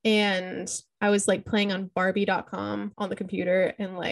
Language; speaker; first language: English; native; English